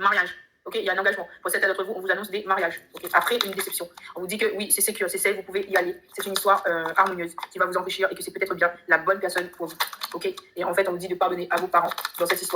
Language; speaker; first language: French; native; French